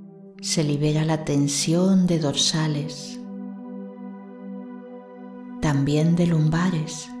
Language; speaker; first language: Spanish; native; Spanish